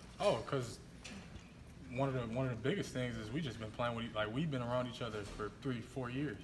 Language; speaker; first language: English; native; English